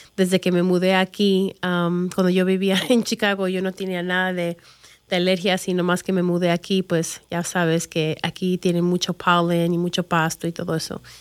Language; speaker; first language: Spanish; early bilingual, other home language; English